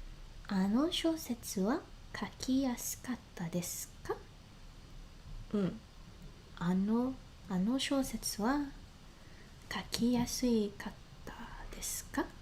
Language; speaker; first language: Japanese; non-native, learner; English